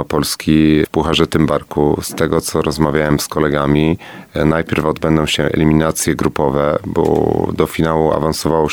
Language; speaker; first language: Polish; native; Polish